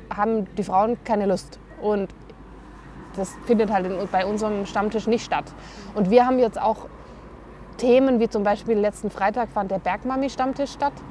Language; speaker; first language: German; native; German